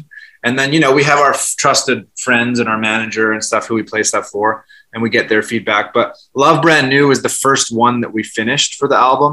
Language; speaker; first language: English; native; English